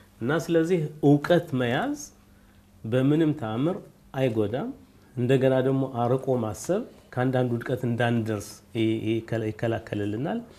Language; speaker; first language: Amharic; native; Amharic